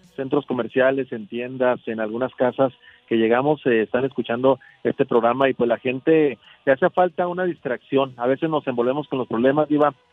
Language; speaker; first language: Spanish; native; Spanish